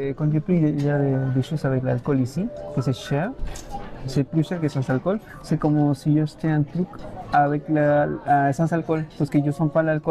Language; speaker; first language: French; non-native, fluent; Spanish